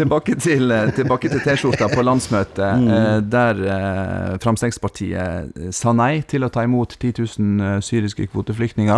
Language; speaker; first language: Norwegian; native; Norwegian